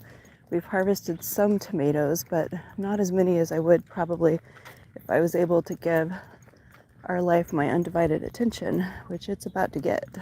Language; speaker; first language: English; native; English